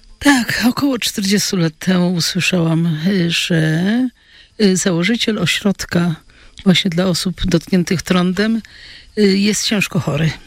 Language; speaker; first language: Polish; native; Polish